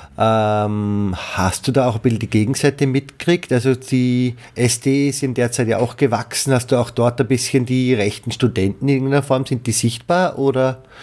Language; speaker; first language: German; native; German